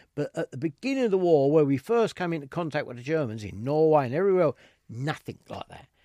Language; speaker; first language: English; native; English